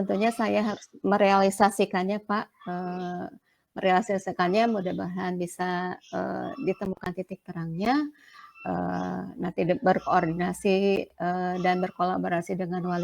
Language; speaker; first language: Indonesian; non-native, local second language; Sundanese